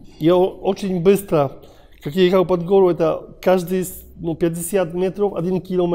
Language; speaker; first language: Russian; non-native, learner; Polish